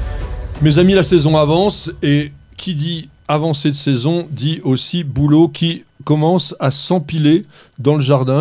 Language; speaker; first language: French; native; French